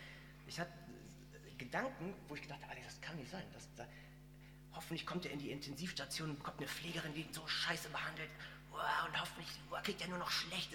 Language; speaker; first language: German; native; German